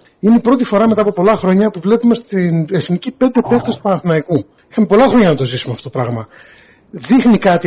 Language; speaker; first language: Greek; native; Greek